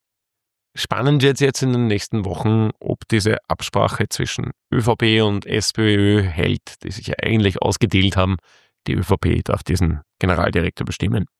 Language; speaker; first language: German; native; German